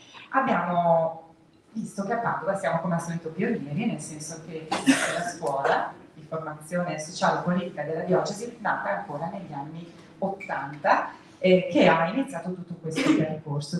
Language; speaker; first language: Italian; native; Italian